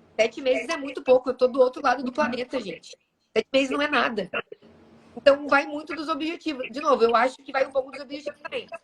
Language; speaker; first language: Portuguese; native; Portuguese